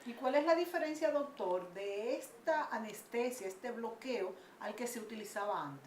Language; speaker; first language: Spanish; native; Spanish